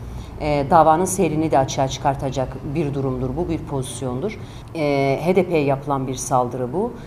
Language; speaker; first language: Turkish; native; Turkish